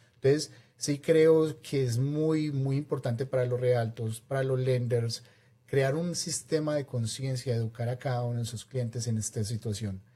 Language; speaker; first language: Spanish; native; Spanish